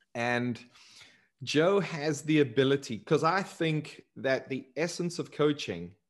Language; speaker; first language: English; native; English